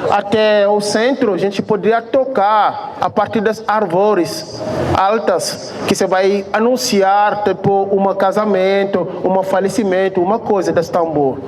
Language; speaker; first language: Portuguese; non-native, fluent; Wolof